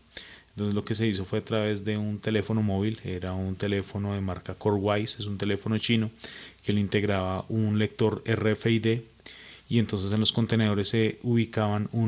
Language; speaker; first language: Spanish; native; Spanish